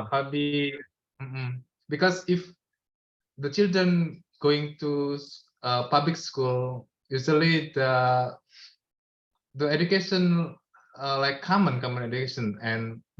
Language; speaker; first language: English; non-native, learner; Indonesian